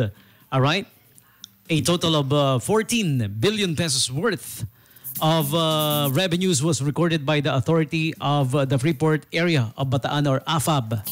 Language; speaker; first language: English; non-native, local second language; Filipino